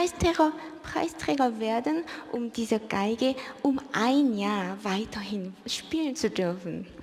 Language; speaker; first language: German; early bilingual, other home language; Korean